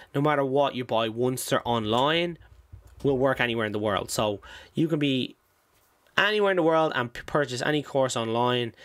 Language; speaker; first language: English; native; English